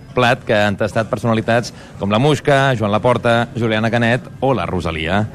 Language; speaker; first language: Catalan; native; Catalan